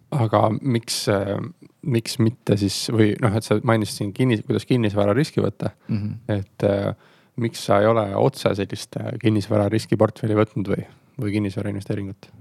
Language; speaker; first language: Estonian; native; Estonian